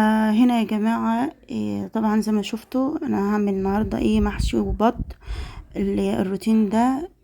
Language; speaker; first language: Arabic; native; Arabic